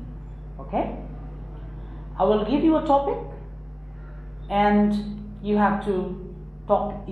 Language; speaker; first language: English; non-native, local second language; Nepali